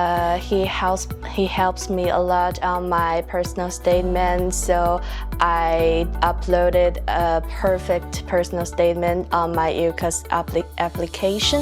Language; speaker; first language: English; non-native, fluent; Chinese